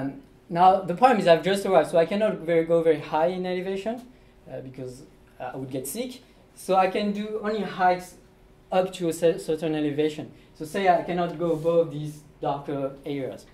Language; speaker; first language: English; non-native, fluent; French